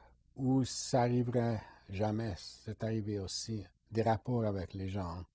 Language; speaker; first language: French; non-native, fluent; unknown